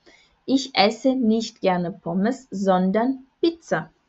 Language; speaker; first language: German; non-native, fluent; Portuguese